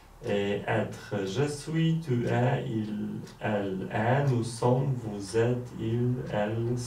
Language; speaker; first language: French; non-native, learner; Polish